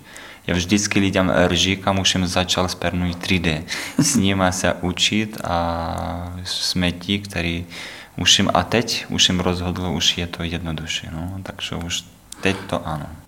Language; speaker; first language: Czech; non-native, learner; Ukrainian